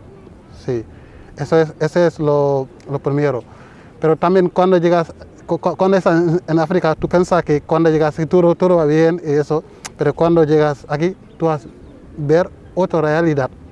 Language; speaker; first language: Spanish; non-native, fluent; Wolof